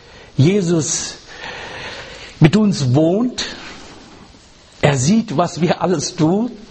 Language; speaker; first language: German; non-native, learner; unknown